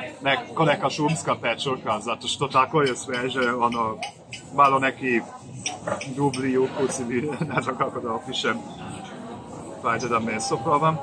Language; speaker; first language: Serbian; non-native, fluent; German